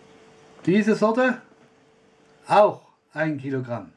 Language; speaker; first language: German; non-native, learner; Russian